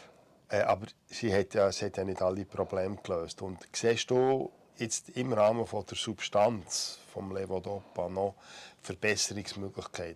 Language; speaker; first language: German; native; German